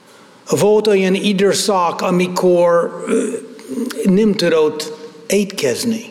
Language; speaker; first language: Hungarian; non-native, fluent; English